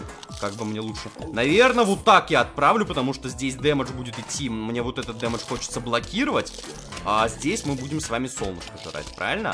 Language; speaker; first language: Russian; native; Russian